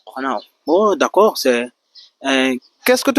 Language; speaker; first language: French; non-native, learner; Arabic